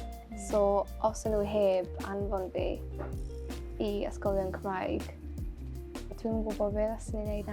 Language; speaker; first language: Welsh; non-native, local second language; English